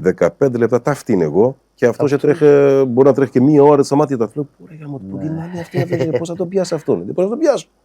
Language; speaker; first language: Greek; non-native, fluent; Portuguese